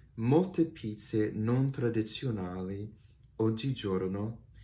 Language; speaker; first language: Italian; non-native, fluent; English